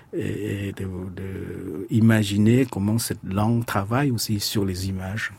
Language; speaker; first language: French; non-native, fluent; Khmer